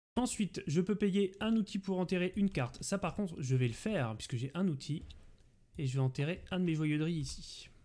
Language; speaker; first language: French; native; French